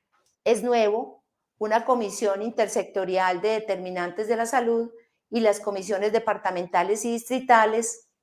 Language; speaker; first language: Spanish; native; Spanish